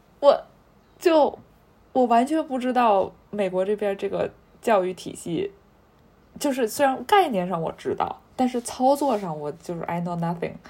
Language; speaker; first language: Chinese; native; Chinese